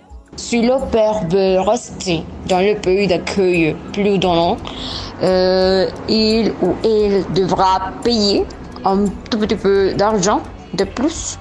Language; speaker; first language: French; non-native, learner; Spanish